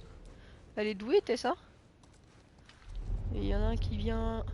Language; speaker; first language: French; native; French